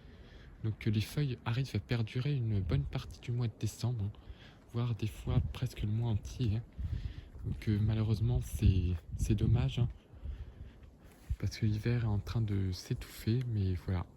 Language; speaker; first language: French; native; French